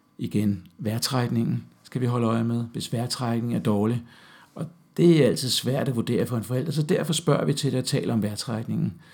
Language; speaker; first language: Danish; native; Danish